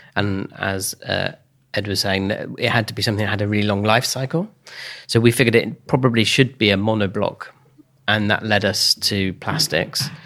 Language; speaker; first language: English; native; English